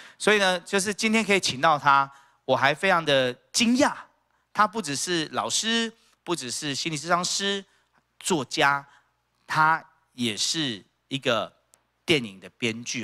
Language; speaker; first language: Chinese; native; Chinese